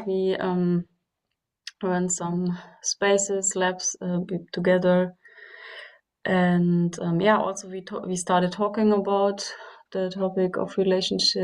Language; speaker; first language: English; non-native, fluent; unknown